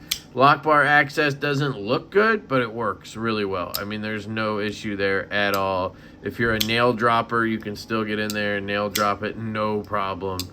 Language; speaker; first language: English; native; English